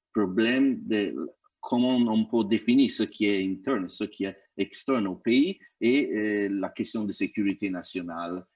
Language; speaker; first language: French; non-native, fluent; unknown